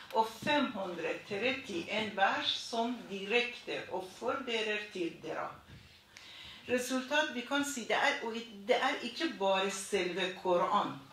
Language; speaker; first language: Norwegian; non-native, fluent; Persian